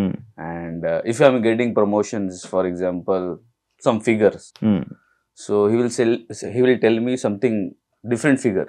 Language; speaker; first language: Telugu; non-native, learner; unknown